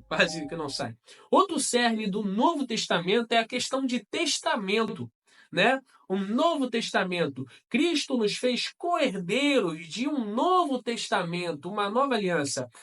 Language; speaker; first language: Portuguese; native; Portuguese